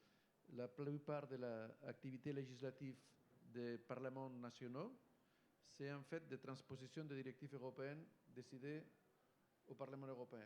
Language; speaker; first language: French; non-native, fluent; Spanish